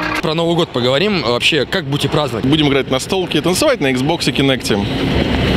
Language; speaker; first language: Russian; native; Russian